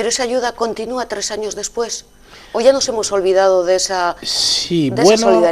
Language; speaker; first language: Spanish; native; Spanish